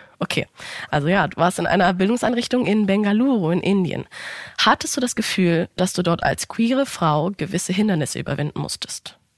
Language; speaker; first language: German; native; German